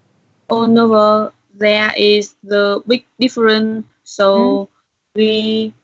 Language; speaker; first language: English; non-native, learner; Vietnamese